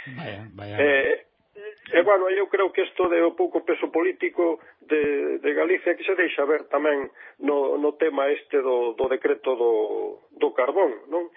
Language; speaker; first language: Galician; native; Galician